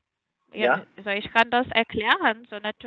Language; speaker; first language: German; non-native, fluent; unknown